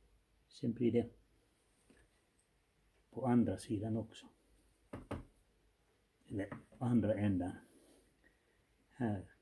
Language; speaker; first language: Swedish; non-native, fluent; Finnish